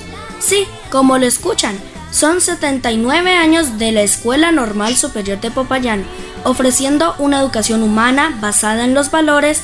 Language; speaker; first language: Spanish; native; Spanish